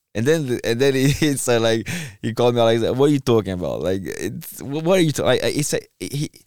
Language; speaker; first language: English; non-native, fluent; Portuguese